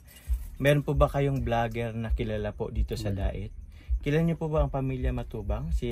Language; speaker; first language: Filipino; native; Filipino